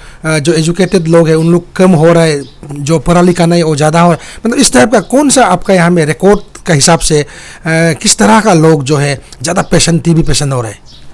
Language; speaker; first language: Hindi; non-native, local second language; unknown